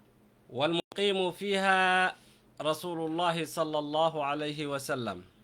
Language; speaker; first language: Arabic; non-native, fluent; Malay